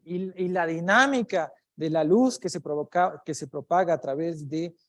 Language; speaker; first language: Spanish; native; Spanish